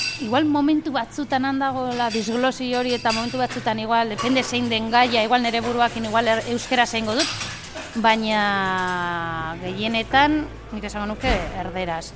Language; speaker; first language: Basque; non-native, local second language; Spanish